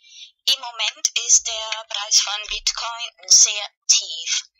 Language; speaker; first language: German; non-native, learner; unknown